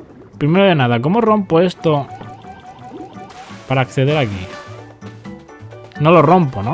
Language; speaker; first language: Spanish; native; Spanish